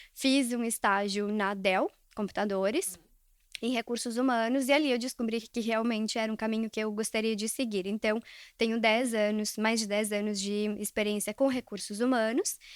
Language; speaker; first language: Portuguese; early bilingual, other home language; Spanish